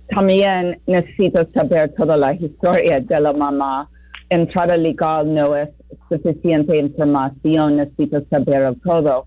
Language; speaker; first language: Spanish; non-native, fluent; English